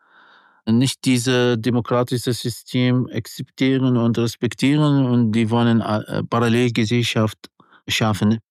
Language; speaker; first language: German; non-native, learner; Arabic